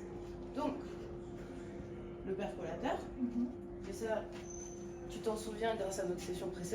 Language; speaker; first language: French; native; French